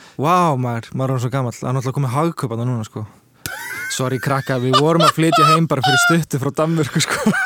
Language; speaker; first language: Icelandic; early bilingual, heritage; Icelandic